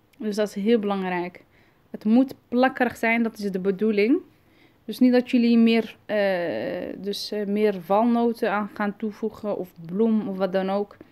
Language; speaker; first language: Dutch; early bilingual, other home language; Arabic